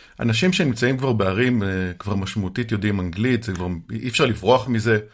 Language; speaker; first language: Hebrew; native; Hebrew